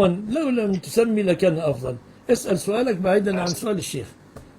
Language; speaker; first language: Arabic; native; Arabic